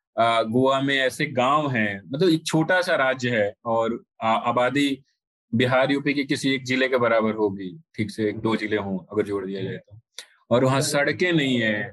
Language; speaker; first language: Hindi; native; Hindi